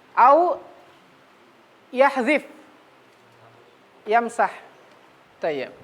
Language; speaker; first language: Arabic; non-native, fluent; Indonesian